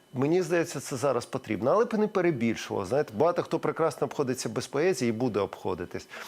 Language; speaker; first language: Ukrainian; non-native, local second language; Russian